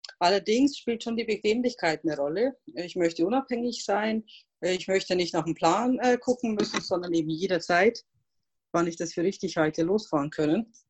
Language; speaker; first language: German; non-native, fluent; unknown